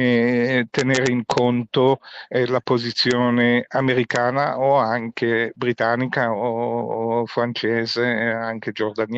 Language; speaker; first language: Italian; non-native, fluent; Hebrew